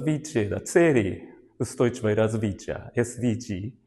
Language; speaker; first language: Russian; non-native, fluent; Japanese